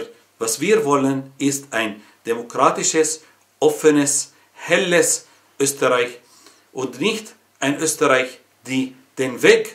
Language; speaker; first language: German; non-native, fluent; Arabic